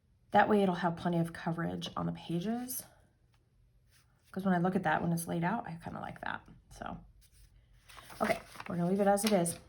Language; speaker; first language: English; native; English